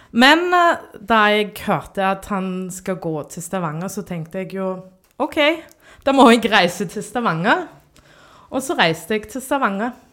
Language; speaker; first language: Norwegian; non-native, fluent; German